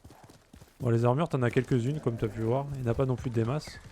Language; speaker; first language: French; native; French